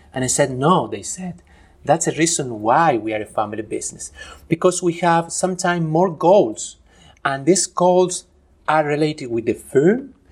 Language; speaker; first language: English; non-native, fluent; Spanish